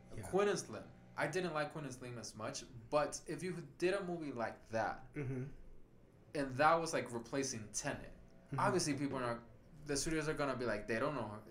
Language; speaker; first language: English; non-native, fluent; Spanish